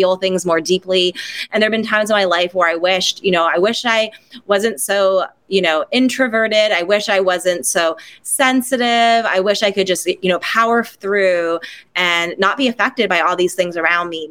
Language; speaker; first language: English; non-native, local second language; Cantonese